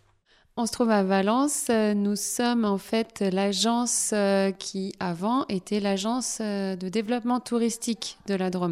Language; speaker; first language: French; native; French